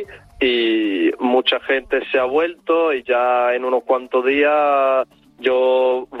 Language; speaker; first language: Spanish; non-native, fluent; Italian